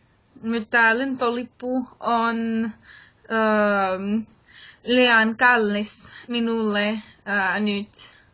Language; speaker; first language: Finnish; non-native, learner; English